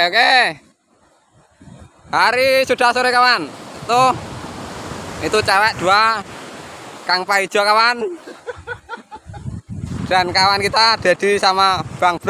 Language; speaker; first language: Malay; non-native, local second language; Javanese